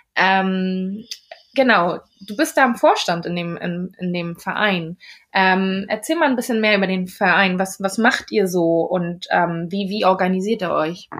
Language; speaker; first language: German; native; German